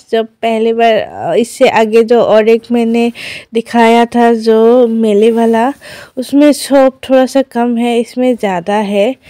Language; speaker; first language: Hindi; non-native, local second language; Assamese